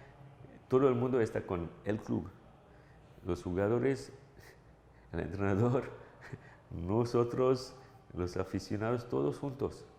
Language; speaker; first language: Spanish; non-native, fluent; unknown